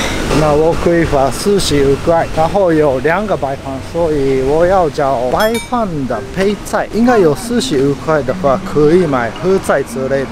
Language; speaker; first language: Chinese; non-native, fluent; Japanese